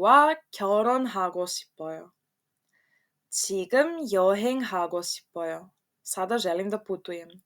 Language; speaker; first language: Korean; non-native, fluent; Serbian